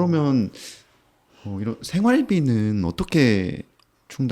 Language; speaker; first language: Korean; native; Korean